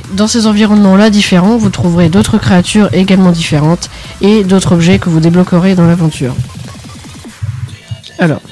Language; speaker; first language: French; native; French